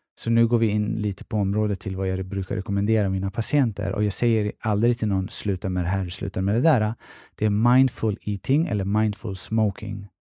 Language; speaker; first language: Swedish; early bilingual, other home language; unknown